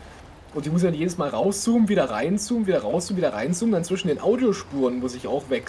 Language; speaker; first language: German; native; German